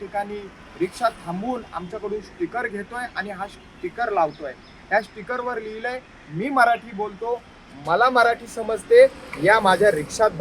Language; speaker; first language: Marathi; native; Marathi